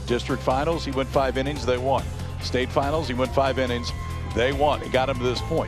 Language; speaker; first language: English; native; English